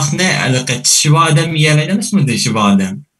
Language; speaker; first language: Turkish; non-native, learner; Uzbek